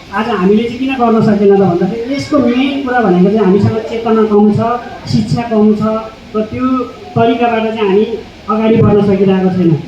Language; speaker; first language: Nepali; non-native, local second language; Eastern Tamang